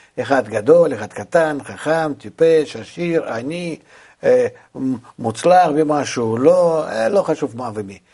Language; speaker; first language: Hebrew; non-native, fluent; Russian